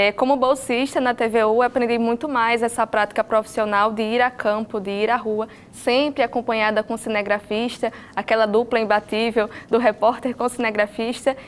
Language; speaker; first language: Portuguese; native; Portuguese